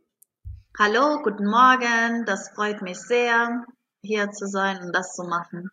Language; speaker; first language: German; non-native, fluent; Arabic